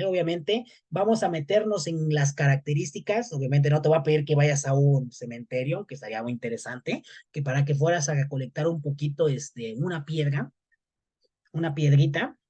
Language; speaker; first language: Spanish; native; Spanish